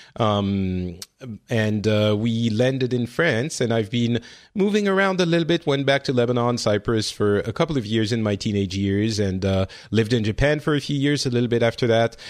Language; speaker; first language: English; non-native, fluent; French